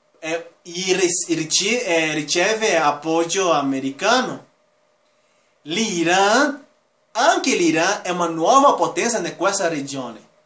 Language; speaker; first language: Italian; non-native, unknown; Spanish